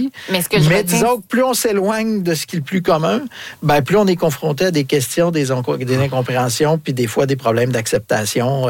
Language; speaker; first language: French; native; French